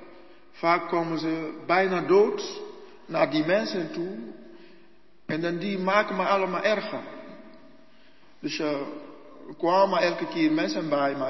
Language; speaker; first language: Dutch; non-native, learner; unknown